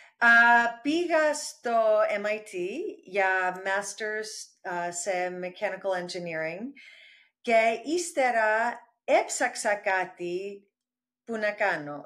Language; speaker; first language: Greek; early bilingual, heritage; English